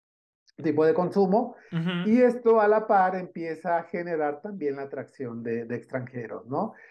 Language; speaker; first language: Spanish; native; Spanish